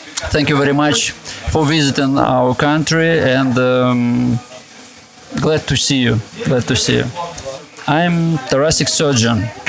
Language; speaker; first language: English; non-native, learner; Russian